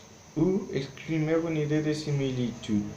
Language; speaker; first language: French; non-native, learner; Spanish